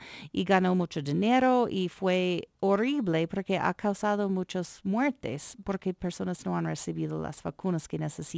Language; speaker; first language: Spanish; non-native, fluent; English